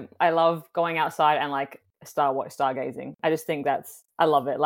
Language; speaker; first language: English; native; English